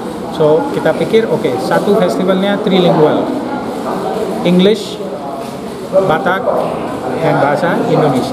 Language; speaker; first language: Indonesian; non-native, fluent; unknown